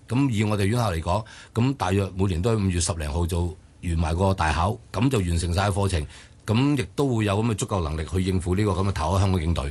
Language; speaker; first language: Cantonese; native; Cantonese